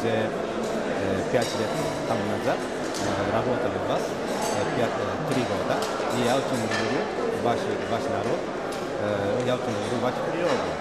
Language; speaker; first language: Russian; non-native, fluent; Japanese